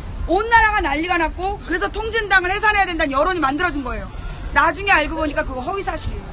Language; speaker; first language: Korean; native; Korean